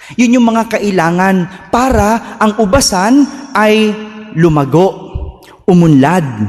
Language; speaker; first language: Filipino; native; Filipino